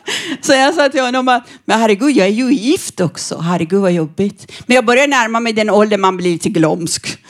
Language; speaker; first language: Swedish; non-native, fluent; Persian